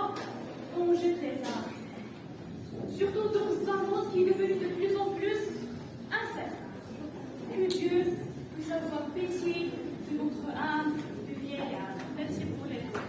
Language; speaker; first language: French; non-native, local second language; Arabic